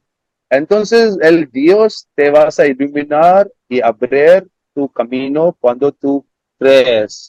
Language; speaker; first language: Spanish; non-native, learner; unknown